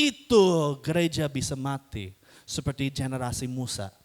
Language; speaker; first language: Indonesian; non-native, fluent; English